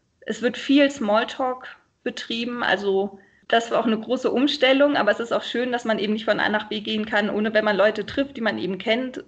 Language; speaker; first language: German; native; German